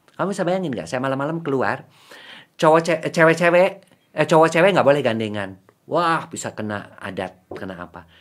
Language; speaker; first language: Indonesian; native; Indonesian